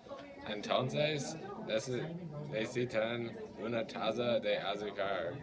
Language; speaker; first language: Spanish; non-native, learner; English